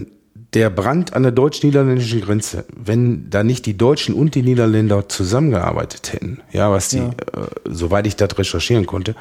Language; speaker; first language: German; native; German